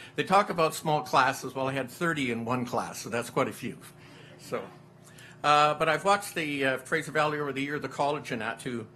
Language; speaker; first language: English; native; English